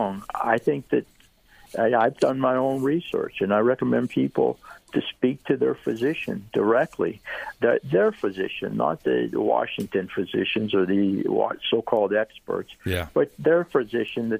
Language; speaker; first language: English; early bilingual, other home language; Greek